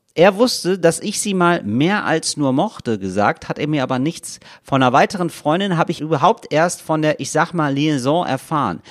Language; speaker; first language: German; native; German